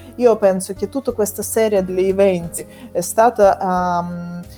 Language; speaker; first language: Italian; non-native, fluent; Russian